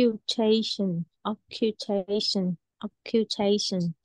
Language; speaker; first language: English; non-native, learner; Vietnamese